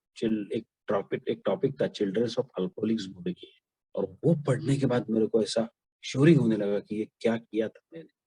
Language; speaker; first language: Hindi; non-native, local second language; Marathi